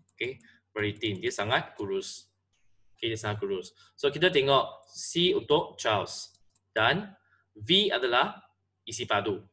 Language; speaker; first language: Malay; non-native, local second language; Chinese